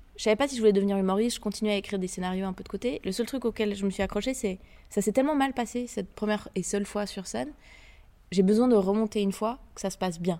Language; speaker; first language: French; native; French